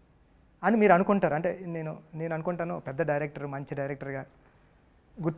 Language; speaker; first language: Telugu; native; Telugu